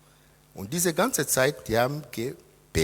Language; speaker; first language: German; non-native, fluent; Lingala